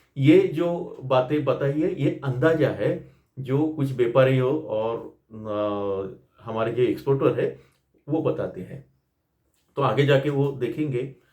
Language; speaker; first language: Hindi; non-native, local second language; Marathi